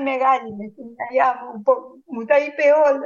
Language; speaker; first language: Greek; early bilingual, heritage; Spanish